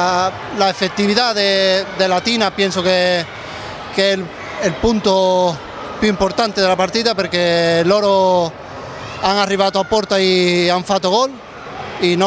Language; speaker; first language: Italian; non-native, learner; Spanish